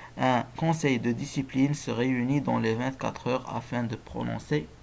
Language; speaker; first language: French; non-native, local second language; Arabic